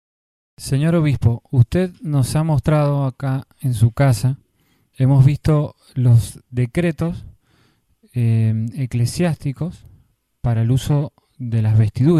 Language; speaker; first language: Spanish; native; Spanish